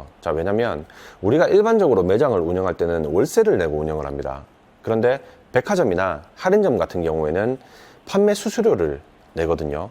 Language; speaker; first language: Korean; native; Korean